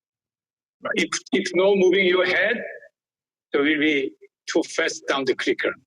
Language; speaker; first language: English; non-native, learner; Korean